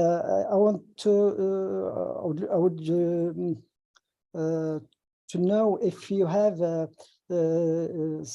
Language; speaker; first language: English; non-native, learner; French